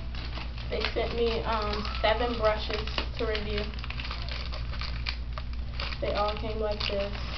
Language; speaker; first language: English; native; English